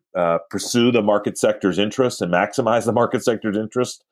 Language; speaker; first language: English; native; English